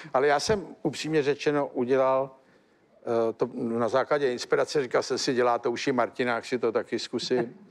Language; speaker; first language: Czech; native; Czech